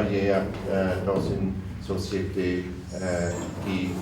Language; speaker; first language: French; non-native, learner; German